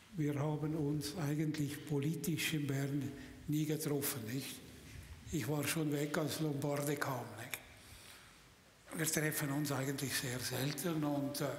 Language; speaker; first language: German; native; German